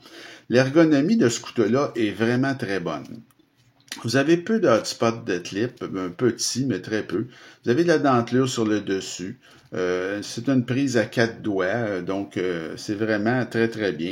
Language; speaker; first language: French; native; French